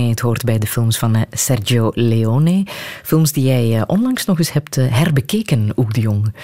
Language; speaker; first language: Dutch; native; Dutch